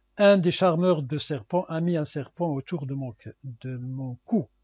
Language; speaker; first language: French; non-native, local second language; Arabic